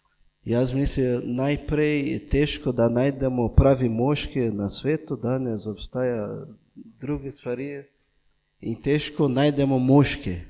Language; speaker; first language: Slovenian; non-native, fluent; Portuguese